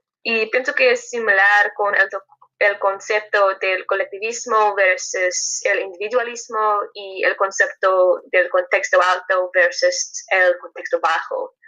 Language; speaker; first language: Spanish; non-native, learner; English